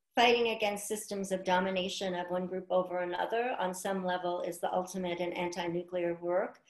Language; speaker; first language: English; native; English